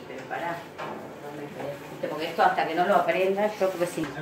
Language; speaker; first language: Spanish; native; Spanish